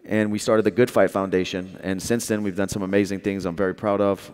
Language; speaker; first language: English; native; English